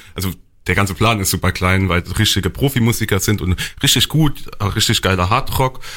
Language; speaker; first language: German; native; German